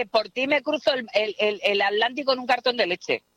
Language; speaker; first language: Spanish; native; Spanish